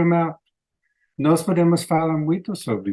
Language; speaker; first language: Portuguese; non-native, learner; English